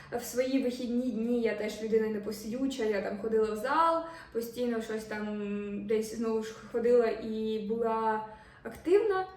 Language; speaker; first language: Ukrainian; non-native, local second language; Russian